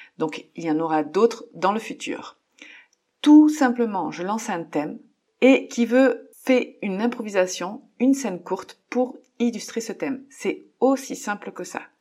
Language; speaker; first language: French; native; French